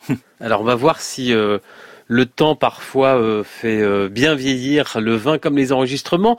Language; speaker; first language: French; native; French